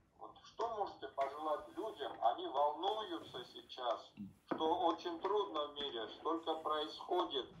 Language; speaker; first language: Russian; native; Russian